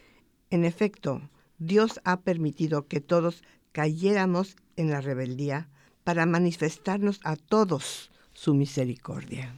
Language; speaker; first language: Spanish; native; Spanish